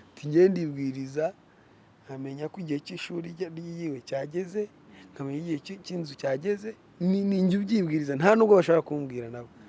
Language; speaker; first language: Kinyarwanda; early bilingual, other home language; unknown